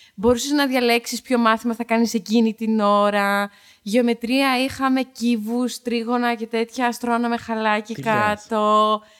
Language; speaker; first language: Greek; early bilingual, other home language; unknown